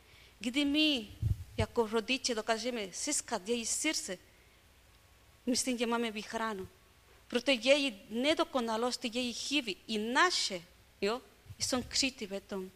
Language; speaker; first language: Czech; non-native, learner; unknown